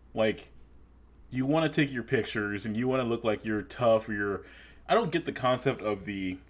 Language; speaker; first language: English; native; English